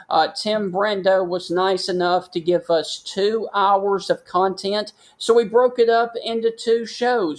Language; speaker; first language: English; native; English